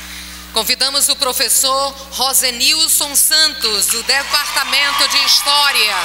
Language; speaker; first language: Portuguese; native; Portuguese